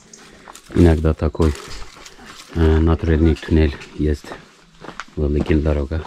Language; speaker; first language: Russian; non-native, learner; Turkish